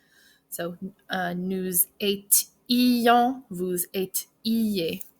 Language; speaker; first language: French; non-native, fluent; English